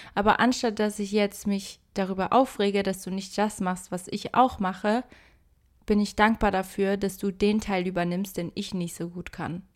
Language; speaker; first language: German; early bilingual, other home language; Portuguese